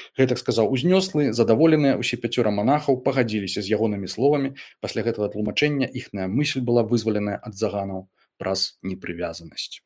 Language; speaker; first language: Belarusian; non-native, local second language; Russian